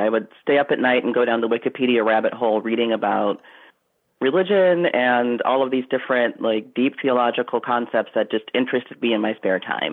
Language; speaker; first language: English; native; English